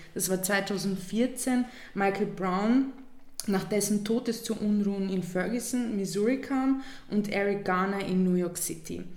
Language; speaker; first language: German; early bilingual, other home language; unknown